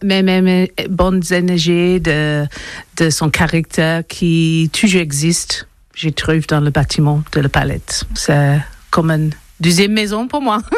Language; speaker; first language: French; non-native, learner; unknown